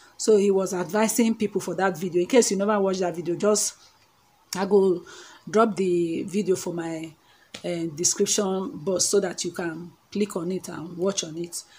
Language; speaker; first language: Nigerian Pidgin; non-native, local second language; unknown